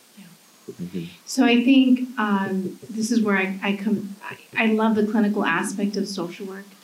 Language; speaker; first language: English; early bilingual, other home language; Spanish